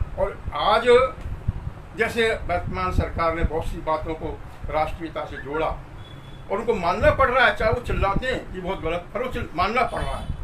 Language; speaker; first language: Hindi; native; Hindi